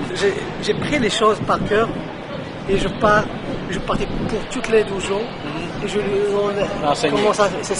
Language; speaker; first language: French; non-native, local second language; Arabic